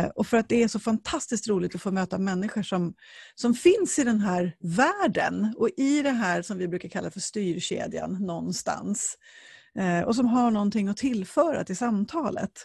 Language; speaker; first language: Swedish; native; Swedish